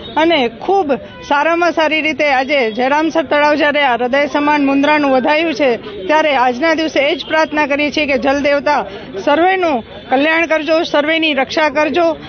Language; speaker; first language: Gujarati; native; Gujarati